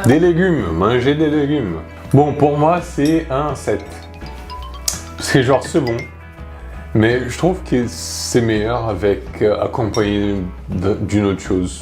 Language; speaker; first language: French; non-native, fluent; Portuguese